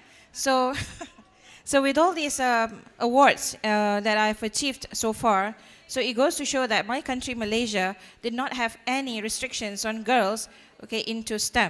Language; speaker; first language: English; non-native, local second language; Malay